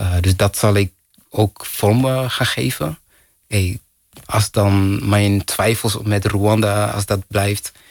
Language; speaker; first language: Dutch; non-native, fluent; Kinyarwanda